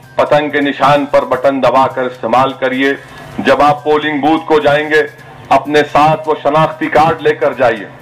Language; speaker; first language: Urdu; native; Urdu